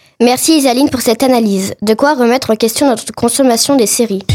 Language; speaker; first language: French; native; French